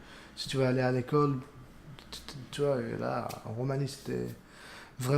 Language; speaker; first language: French; non-native, learner; Romanian